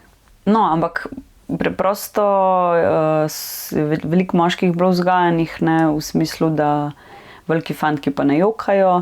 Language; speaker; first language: Slovenian; native; Slovenian